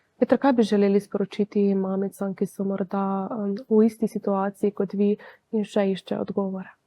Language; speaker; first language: Slovenian; native; Slovenian